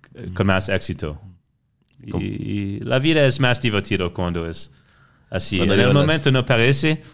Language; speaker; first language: Spanish; non-native, fluent; French